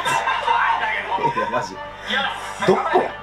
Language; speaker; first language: Japanese; native; Japanese